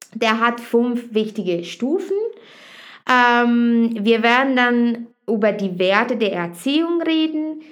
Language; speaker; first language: German; non-native, fluent; Italian